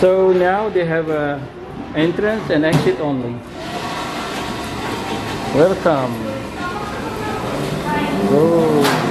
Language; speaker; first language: English; non-native, fluent; Indonesian